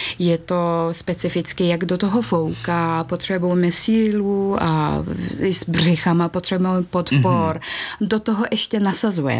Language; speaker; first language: Czech; non-native, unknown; Mongolian